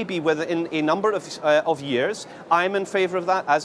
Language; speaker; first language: English; native; English